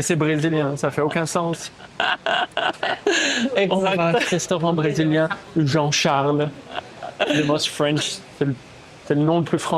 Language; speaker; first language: French; native; French